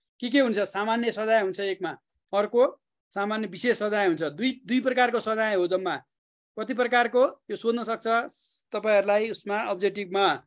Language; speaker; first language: Nepali; native; Nepali